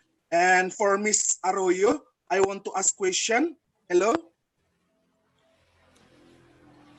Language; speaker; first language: English; non-native, fluent; Indonesian